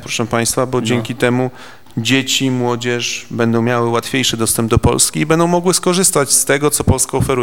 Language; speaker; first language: Polish; native; Polish